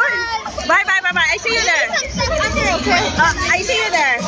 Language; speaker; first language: English; non-native, local second language; Filipino